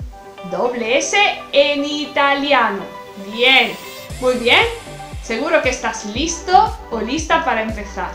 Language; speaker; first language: Spanish; non-native, fluent; Italian